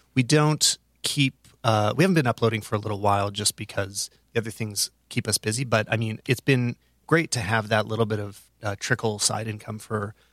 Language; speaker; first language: English; native; English